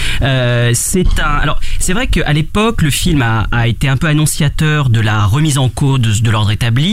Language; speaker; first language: French; native; French